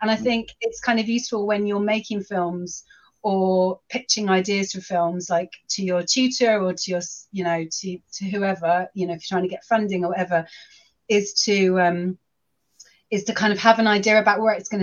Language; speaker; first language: English; native; English